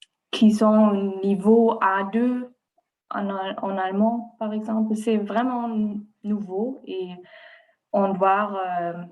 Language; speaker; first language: French; non-native, learner; German